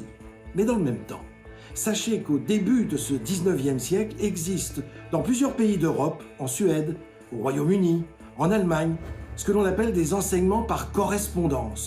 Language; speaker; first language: French; native; French